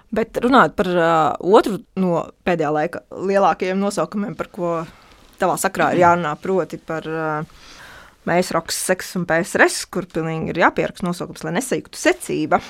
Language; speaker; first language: Latvian; native; Latvian